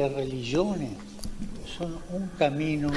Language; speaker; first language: Italian; non-native, fluent; Spanish